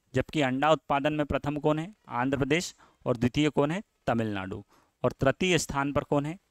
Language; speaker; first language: Hindi; native; Hindi